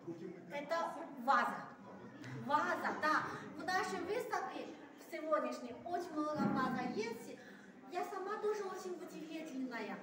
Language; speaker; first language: Russian; non-native, learner; Chinese